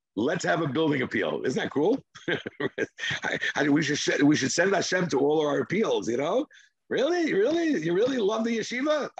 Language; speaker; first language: English; non-native, fluent; Hebrew